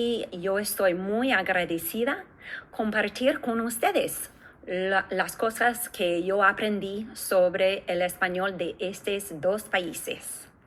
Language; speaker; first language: Spanish; non-native, fluent; English